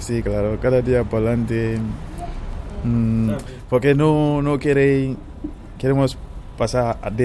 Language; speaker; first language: Spanish; non-native, learner; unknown